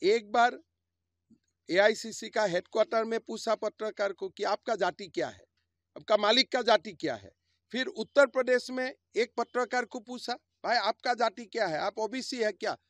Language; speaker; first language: Hindi; non-native, local second language; Assamese